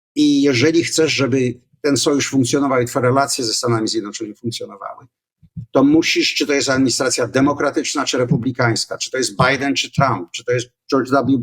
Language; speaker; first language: Polish; native; Polish